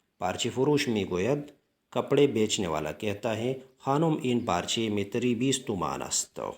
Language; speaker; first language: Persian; non-native, fluent; Urdu